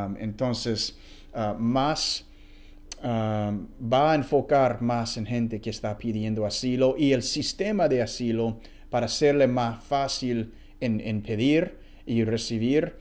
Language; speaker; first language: Spanish; non-native, fluent; English